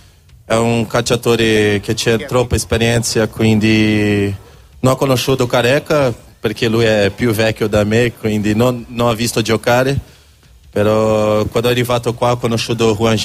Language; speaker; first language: Italian; non-native, learner; Portuguese